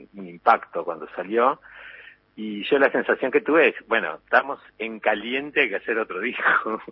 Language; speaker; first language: Spanish; native; Spanish